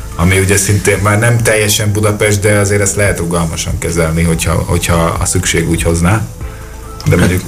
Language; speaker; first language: Hungarian; native; Hungarian